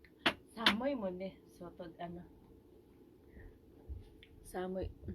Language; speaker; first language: Japanese; non-native, fluent; Filipino